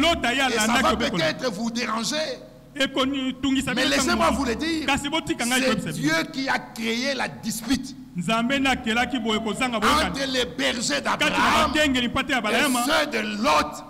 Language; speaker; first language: French; non-native, local second language; Lingala